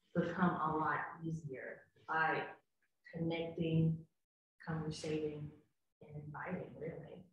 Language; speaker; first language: English; native; English